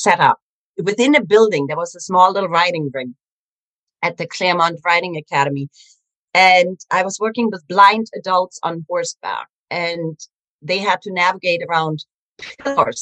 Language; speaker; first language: English; non-native, fluent; German